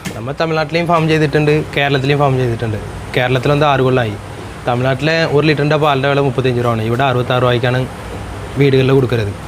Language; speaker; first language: Malayalam; non-native, local second language; Tamil